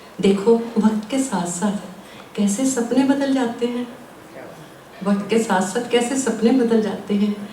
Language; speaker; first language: Hindi; native; Hindi